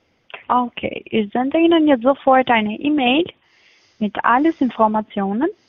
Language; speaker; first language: German; non-native, fluent; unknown